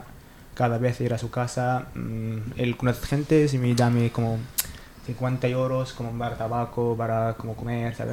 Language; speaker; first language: Spanish; non-native, learner; Arabic